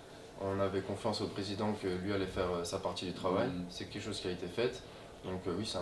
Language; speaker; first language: French; native; French